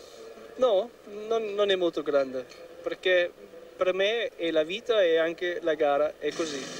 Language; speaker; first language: Italian; non-native, learner; German